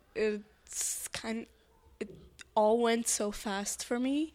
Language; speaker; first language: English; non-native, fluent; Persian